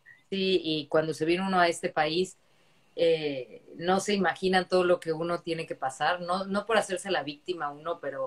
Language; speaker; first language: Spanish; native; Spanish